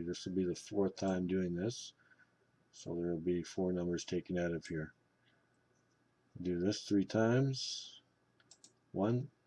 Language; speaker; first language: English; native; English